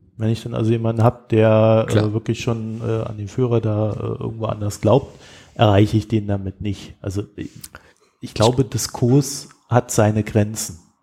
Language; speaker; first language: German; native; German